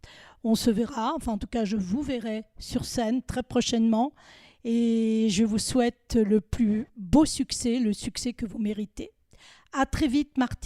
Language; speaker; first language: French; native; French